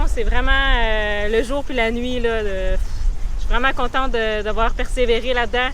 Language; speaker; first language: French; native; French